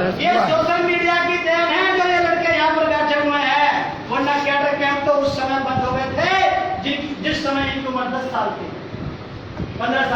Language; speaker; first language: Hindi; native; Hindi